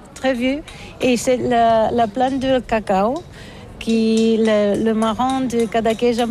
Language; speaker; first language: French; non-native, learner; Catalan